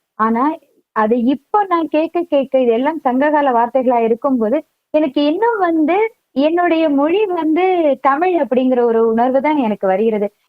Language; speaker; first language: Tamil; non-native, local second language; Malayalam